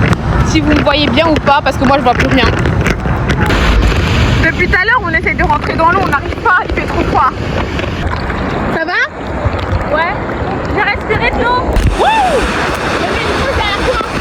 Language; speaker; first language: French; native; French